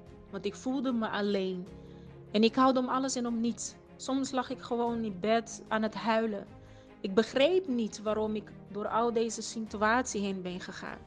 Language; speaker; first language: Dutch; early bilingual, other home language; Portuguese